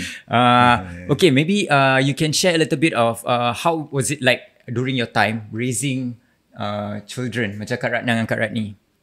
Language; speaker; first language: English; non-native, local second language; Malay